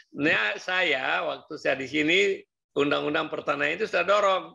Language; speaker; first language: Indonesian; non-native, local second language; Achinese